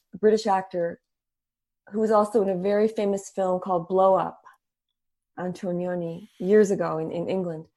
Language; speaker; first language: English; native; English